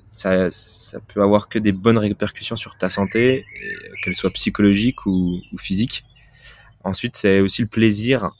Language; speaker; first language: French; native; French